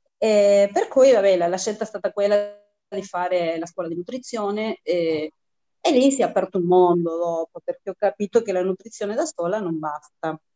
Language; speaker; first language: Italian; early bilingual, heritage; Spanish